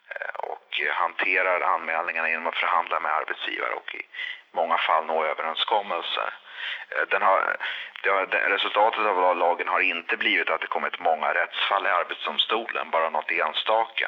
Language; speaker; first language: Swedish; native; Swedish